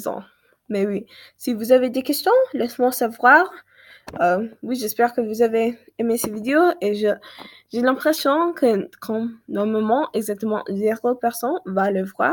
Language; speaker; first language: French; non-native, learner; English